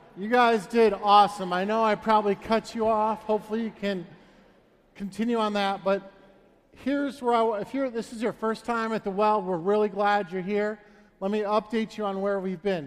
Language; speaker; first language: English; native; English